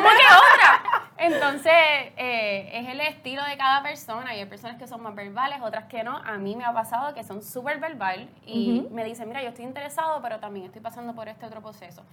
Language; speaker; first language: Spanish; native; Spanish